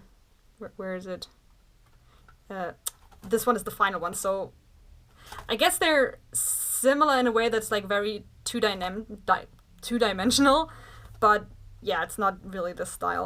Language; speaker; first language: English; non-native, fluent; German